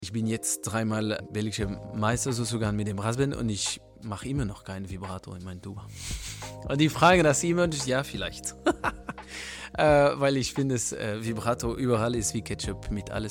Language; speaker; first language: German; non-native, fluent; French